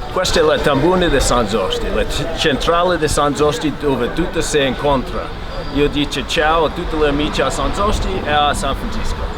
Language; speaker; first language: Italian; early bilingual, heritage; Italian